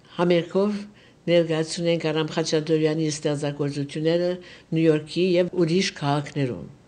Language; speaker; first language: Armenian; early bilingual, heritage; Armenian